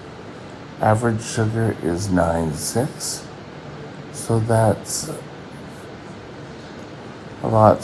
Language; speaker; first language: English; native; English